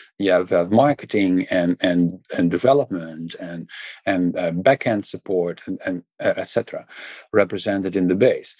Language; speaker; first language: English; non-native, fluent; Dutch